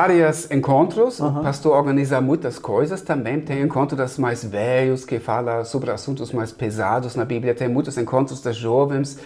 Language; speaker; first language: Portuguese; non-native, fluent; German